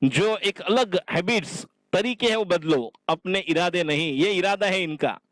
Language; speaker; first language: Hindi; non-native, local second language; Marathi